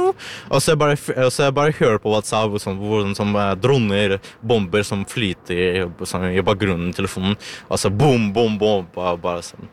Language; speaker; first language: Norwegian; early bilingual, other home language; Ukrainian